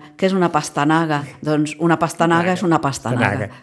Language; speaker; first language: Catalan; non-native, fluent; Czech